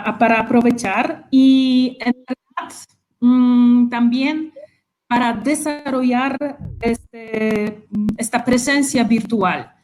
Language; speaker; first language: Spanish; non-native, fluent; Polish